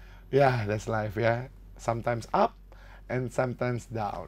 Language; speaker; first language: English; non-native, learner; Indonesian